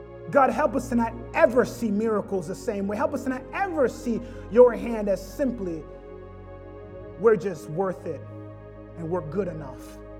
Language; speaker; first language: English; native; English